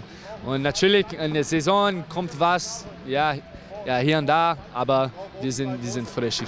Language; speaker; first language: German; non-native, learner; English